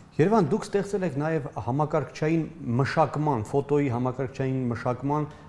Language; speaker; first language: Armenian; native; Armenian